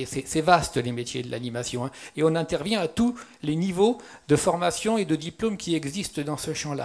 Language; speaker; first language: French; native; French